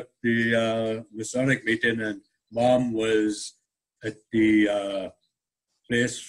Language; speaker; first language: English; native; English